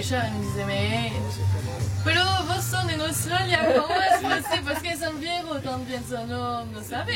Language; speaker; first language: Spanish; non-native, learner; French